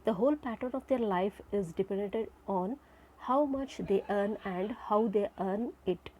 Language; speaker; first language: English; non-native, local second language; Kannada